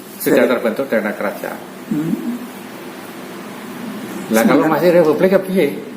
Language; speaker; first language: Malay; non-native, local second language; Javanese